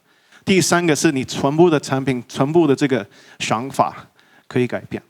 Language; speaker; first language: Chinese; early bilingual, heritage; English